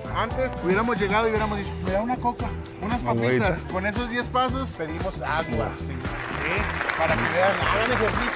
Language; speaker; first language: Spanish; native; Spanish